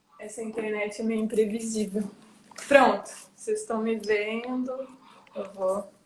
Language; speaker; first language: Portuguese; early bilingual, heritage; French